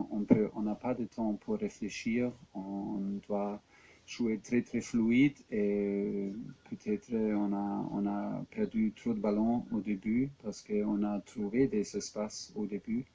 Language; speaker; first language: French; non-native, fluent; German